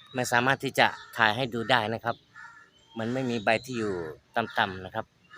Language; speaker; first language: Thai; non-native, local second language; Malay